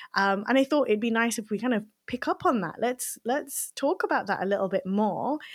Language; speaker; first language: English; native; English